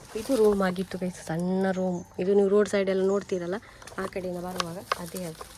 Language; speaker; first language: Kannada; non-native, local second language; Tulu